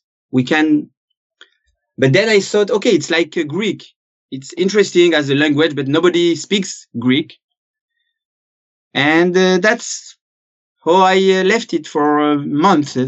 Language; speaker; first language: English; non-native, fluent; French